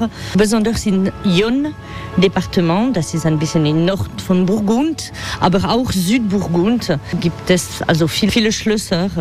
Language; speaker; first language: German; non-native, fluent; French